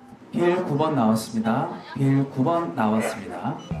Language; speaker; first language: Korean; early bilingual, other home language; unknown